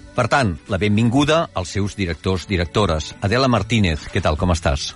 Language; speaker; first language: Catalan; native; Catalan